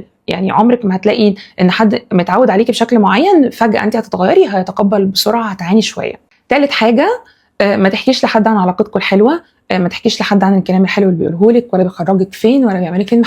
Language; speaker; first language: Arabic; native; Arabic